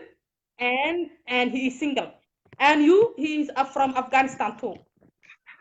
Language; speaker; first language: English; non-native, learner; Somali